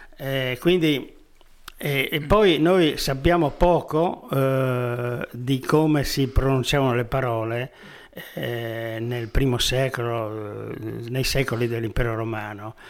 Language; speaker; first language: Italian; native; Italian